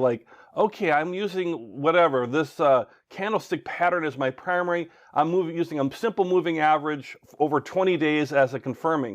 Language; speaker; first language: English; native; English